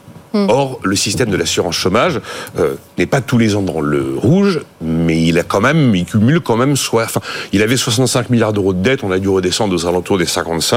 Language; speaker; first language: French; native; French